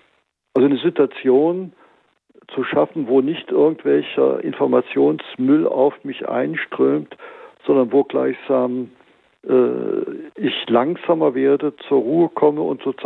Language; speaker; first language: German; native; German